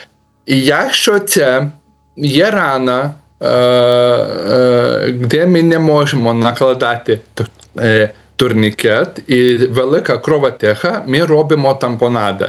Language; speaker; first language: Ukrainian; non-native, learner; Lithuanian